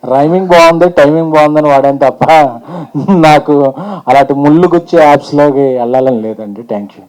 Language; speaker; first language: Telugu; native; Telugu